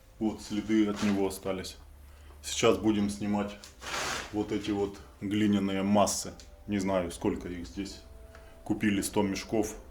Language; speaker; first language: Russian; native; Russian